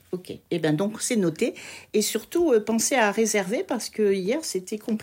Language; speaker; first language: French; native; French